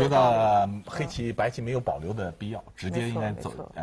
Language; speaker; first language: Chinese; native; Chinese